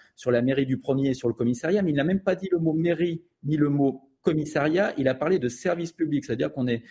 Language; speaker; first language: French; native; French